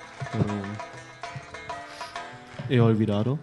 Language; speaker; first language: Spanish; non-native, learner; German